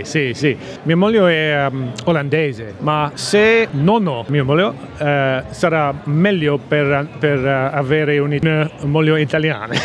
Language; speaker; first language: Italian; non-native, learner; English